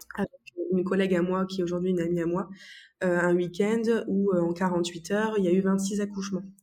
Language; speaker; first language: French; native; French